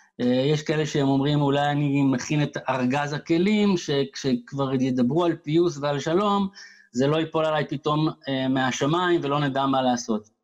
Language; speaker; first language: Hebrew; native; Hebrew